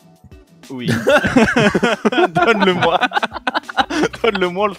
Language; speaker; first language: French; native; French